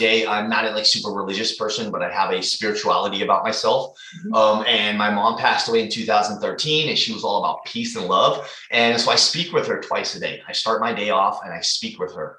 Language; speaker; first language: English; native; English